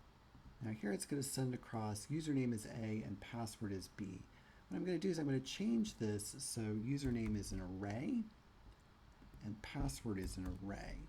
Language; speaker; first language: English; native; English